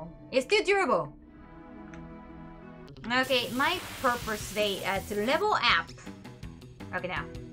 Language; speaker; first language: English; non-native, fluent; Japanese